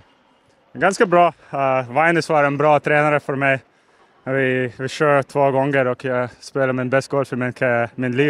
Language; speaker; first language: Swedish; non-native, learner; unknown